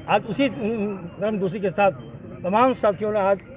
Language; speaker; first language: Hindi; native; Hindi